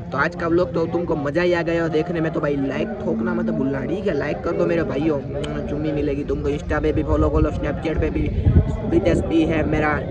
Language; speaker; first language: Hindi; non-native, local second language; Gujarati